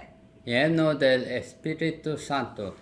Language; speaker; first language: Spanish; non-native, learner; Korean